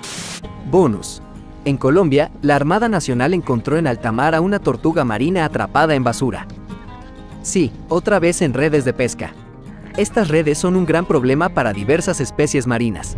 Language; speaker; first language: Spanish; native; Spanish